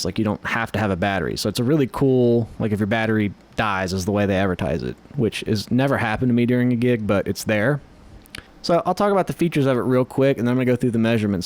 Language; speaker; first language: English; native; English